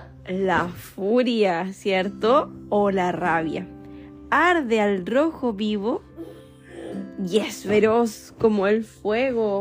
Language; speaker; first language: Spanish; native; Spanish